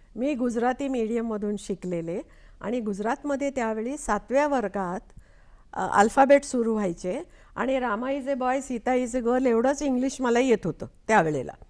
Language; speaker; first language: Marathi; non-native, local second language; Konkani